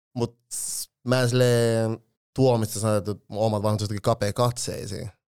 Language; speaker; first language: Finnish; early bilingual, other home language; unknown